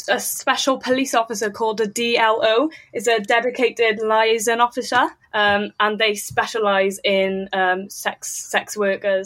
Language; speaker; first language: English; native; English